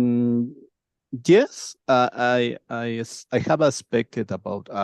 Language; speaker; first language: English; non-native, learner; Spanish